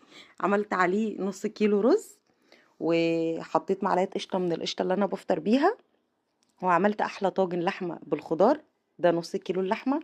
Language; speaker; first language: Arabic; native; Arabic